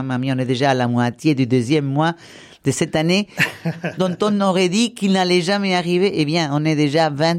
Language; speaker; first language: French; non-native, fluent; Spanish